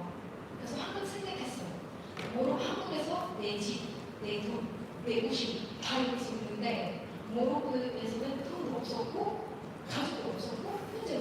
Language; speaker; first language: Korean; non-native, learner; Arabic